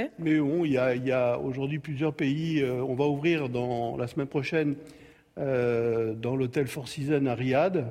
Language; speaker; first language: French; native; French